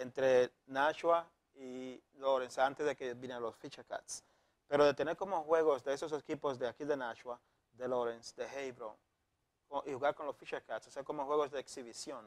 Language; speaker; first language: Spanish; native; Spanish